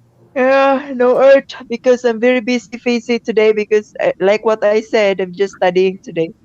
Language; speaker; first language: English; non-native, local second language; Filipino